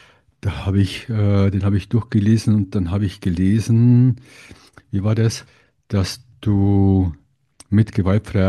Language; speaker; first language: German; native; German